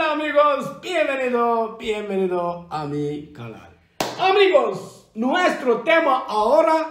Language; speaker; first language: Spanish; non-native, learner; Turkish